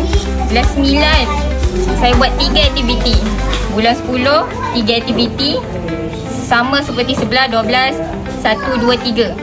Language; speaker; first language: Malay; native; Malay